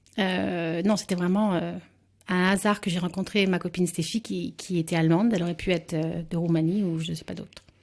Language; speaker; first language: French; native; French